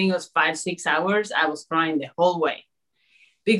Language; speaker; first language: English; early bilingual, other home language; Spanish